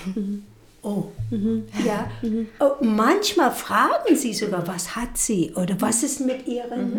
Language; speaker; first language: German; non-native, fluent; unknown